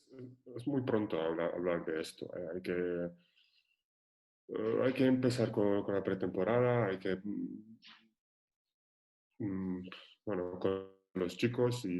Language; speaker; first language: Spanish; non-native, fluent; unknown